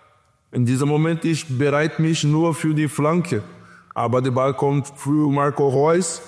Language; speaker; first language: German; non-native, learner; Portuguese